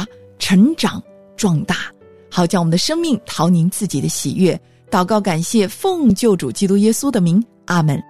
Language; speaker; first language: Chinese; native; Chinese